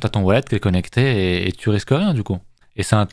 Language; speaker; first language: French; native; French